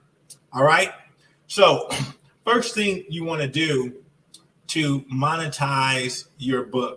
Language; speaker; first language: English; native; English